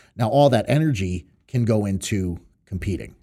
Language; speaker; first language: English; native; English